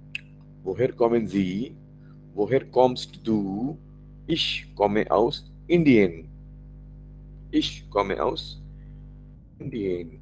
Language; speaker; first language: German; non-native, fluent; Marathi